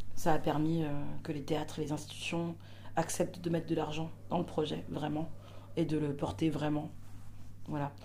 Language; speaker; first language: French; native; French